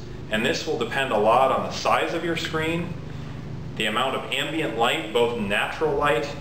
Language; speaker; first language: English; native; English